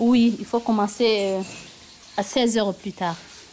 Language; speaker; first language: French; non-native, local second language; Rundi